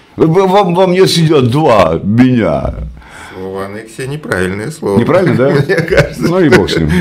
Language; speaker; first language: Russian; native; Russian